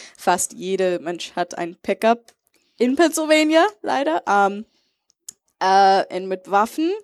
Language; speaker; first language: German; non-native, learner; English